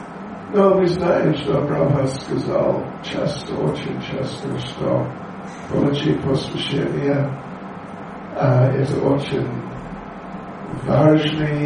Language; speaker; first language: Russian; non-native, learner; English